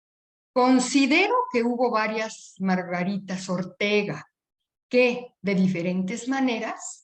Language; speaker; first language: Spanish; native; Spanish